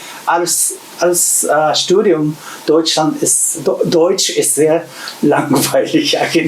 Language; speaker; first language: German; non-native, learner; Japanese